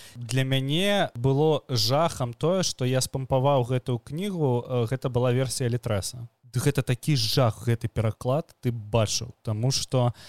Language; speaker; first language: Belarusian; non-native, local second language; Russian